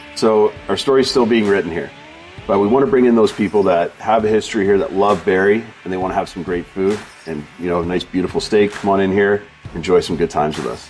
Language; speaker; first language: English; native; English